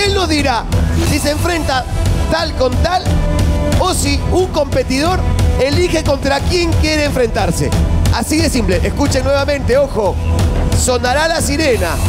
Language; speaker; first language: Spanish; native; Spanish